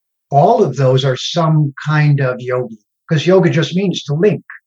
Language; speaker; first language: English; native; English